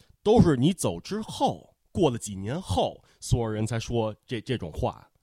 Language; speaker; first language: Chinese; early bilingual, heritage; Chinese